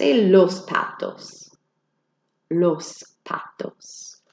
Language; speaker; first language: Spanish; non-native, fluent; English